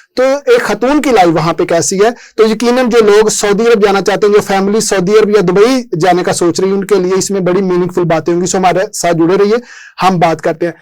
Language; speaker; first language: Urdu; native; Urdu